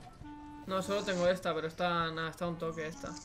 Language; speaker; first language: Spanish; native; Spanish